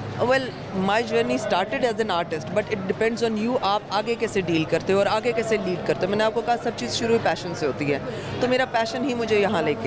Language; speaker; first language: Hindi; native; Hindi